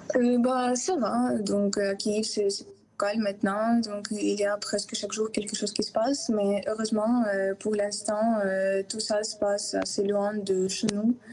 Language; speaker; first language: French; non-native, fluent; Ukrainian